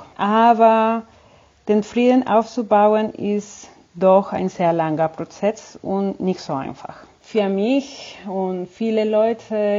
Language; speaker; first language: German; non-native, fluent; Spanish